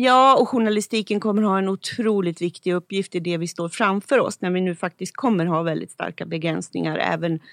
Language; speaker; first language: Swedish; native; Swedish